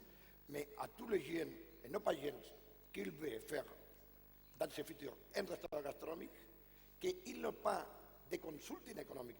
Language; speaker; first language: French; non-native, fluent; Catalan